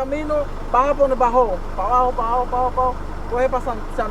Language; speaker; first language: Spanish; native; Spanish